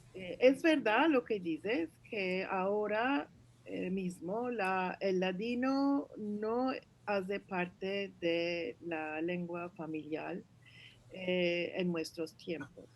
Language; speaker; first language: Spanish; early bilingual, heritage; Turkish